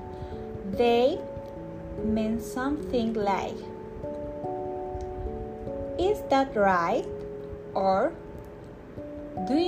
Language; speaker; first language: English; non-native, learner; Spanish